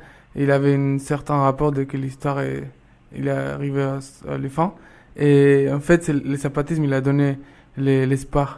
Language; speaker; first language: French; non-native, fluent; Spanish